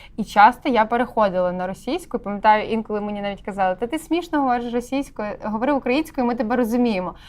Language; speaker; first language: Ukrainian; native; Ukrainian